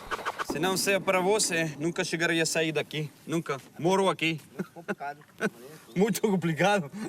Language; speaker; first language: Portuguese; non-native, learner; French